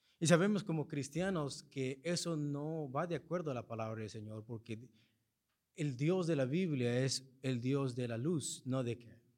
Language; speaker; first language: Spanish; early bilingual, heritage; Spanish